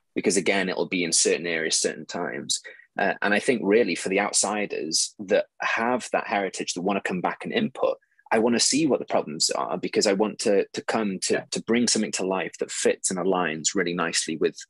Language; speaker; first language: English; native; English